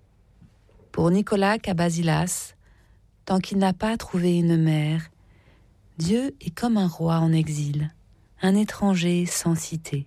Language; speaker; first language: French; native; French